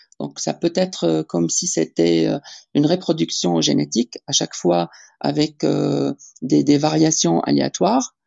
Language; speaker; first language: French; non-native, local second language; Arabic